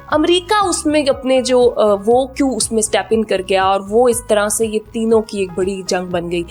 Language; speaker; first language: Urdu; native; Urdu